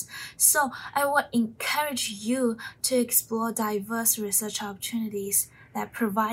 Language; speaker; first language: English; non-native, fluent; Chinese